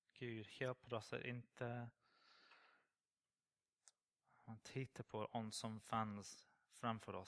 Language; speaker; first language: Swedish; non-native, learner; English